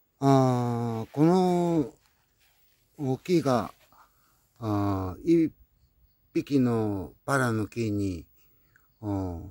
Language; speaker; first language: Japanese; non-native, learner; Korean